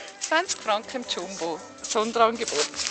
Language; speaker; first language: German; native; German